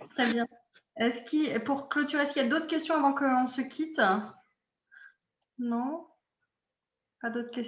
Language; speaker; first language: French; native; French